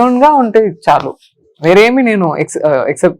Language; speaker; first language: Telugu; non-native, local second language; Tamil